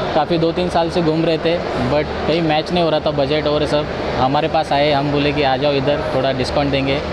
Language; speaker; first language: Hindi; non-native, local second language; Marathi